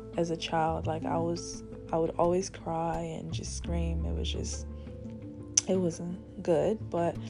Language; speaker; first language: English; early bilingual, other home language; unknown